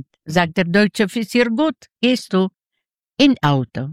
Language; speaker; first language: German; non-native, fluent; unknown